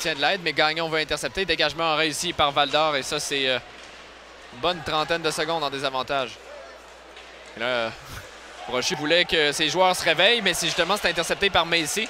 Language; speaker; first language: French; native; French